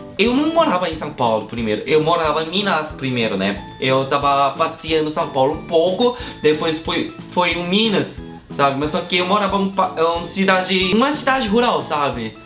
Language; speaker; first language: Portuguese; non-native, fluent; Korean